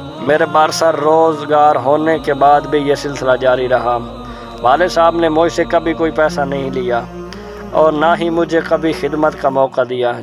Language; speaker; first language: Urdu; non-native, local second language; Punjabi